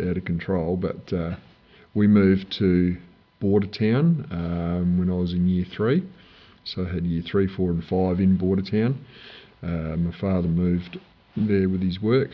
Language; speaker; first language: English; native; English